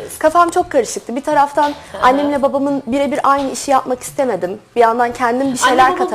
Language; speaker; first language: Turkish; native; Turkish